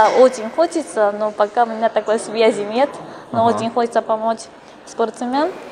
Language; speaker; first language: Russian; non-native, fluent; Japanese